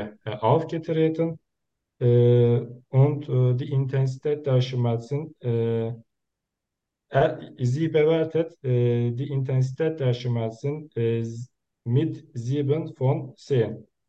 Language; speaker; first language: German; non-native, learner; Turkish